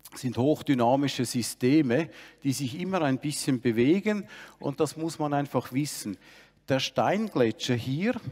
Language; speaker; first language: German; native; German